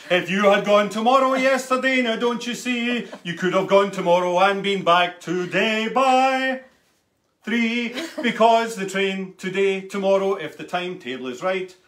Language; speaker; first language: English; native; English